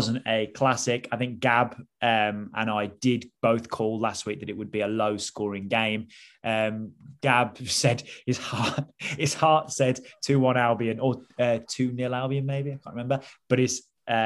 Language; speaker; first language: English; native; English